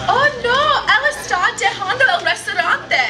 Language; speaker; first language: Spanish; non-native, learner; English